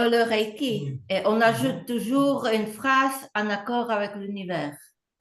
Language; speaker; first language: French; non-native, fluent; Czech